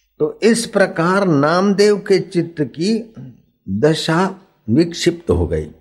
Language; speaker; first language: Hindi; non-native, local second language; Sindhi